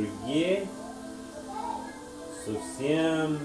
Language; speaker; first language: Russian; non-native, learner; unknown